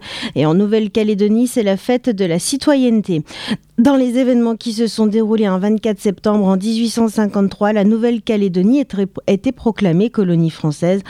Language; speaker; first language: French; native; French